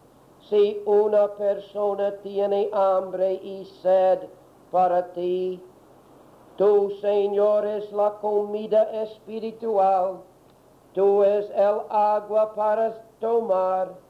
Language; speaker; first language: Spanish; non-native, learner; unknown